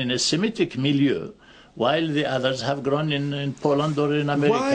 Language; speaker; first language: English; non-native, fluent; Arabic